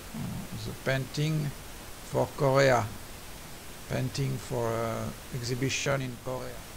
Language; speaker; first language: English; non-native, learner; French